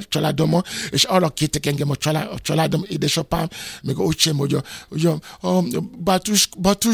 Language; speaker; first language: Hungarian; non-native, fluent; Yoruba